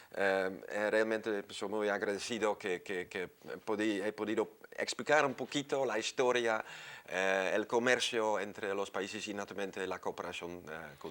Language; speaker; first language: Spanish; non-native, fluent; Dutch